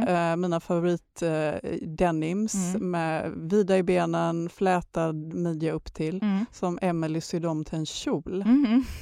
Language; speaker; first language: Swedish; native; Swedish